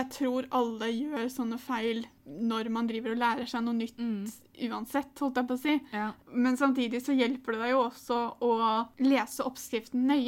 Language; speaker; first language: Norwegian; native; Norwegian